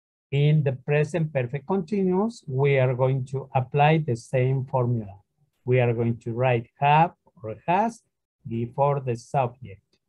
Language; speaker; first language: English; non-native, fluent; Spanish